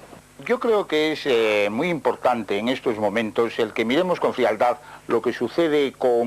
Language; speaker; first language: Spanish; native; Spanish